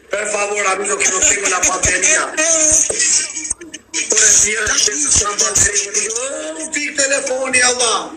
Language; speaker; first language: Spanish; non-native, learner; Albanian